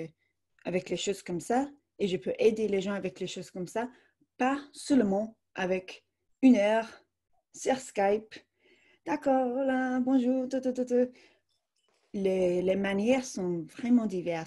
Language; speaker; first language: French; non-native, fluent; English